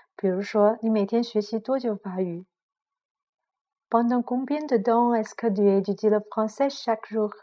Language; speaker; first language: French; non-native, fluent; Chinese